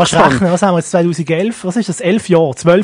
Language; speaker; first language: German; native; German